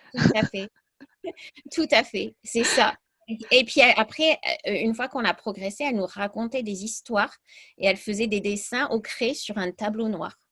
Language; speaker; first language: French; early bilingual, other home language; English